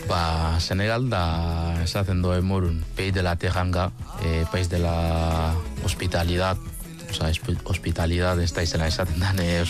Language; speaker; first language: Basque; non-native, learner; Wolof